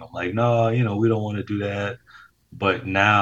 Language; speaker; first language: English; native; English